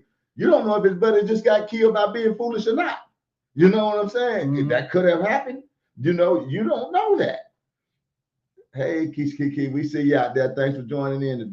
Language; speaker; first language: English; native; English